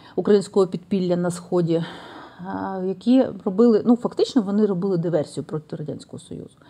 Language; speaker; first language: Ukrainian; native; Ukrainian